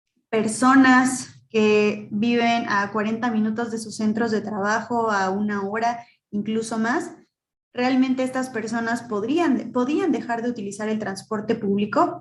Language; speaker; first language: Spanish; native; Spanish